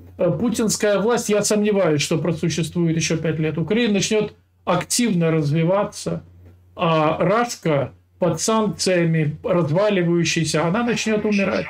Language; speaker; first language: Russian; native; Russian